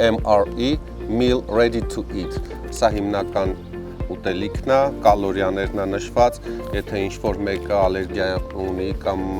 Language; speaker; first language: Armenian; early bilingual, heritage; Armenian